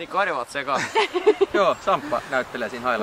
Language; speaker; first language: Finnish; native; Finnish